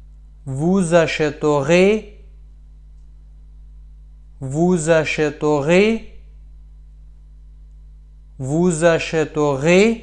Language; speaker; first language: French; non-native, fluent; Pashto